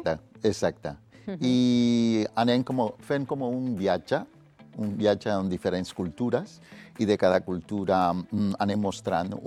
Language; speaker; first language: Catalan; non-native, fluent; Spanish